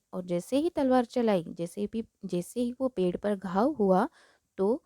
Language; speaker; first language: Hindi; non-native, local second language; Marathi